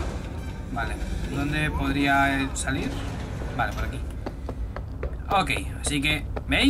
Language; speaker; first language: Spanish; native; Spanish